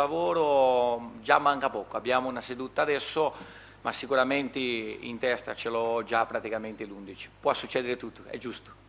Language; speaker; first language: Italian; non-native, fluent; Portuguese